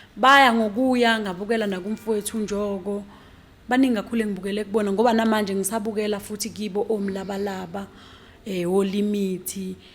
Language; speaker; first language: Zulu; native; Zulu